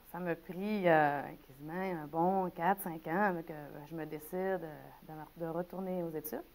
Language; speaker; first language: French; native; French